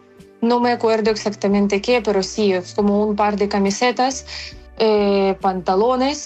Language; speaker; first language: Spanish; non-native, fluent; Ukrainian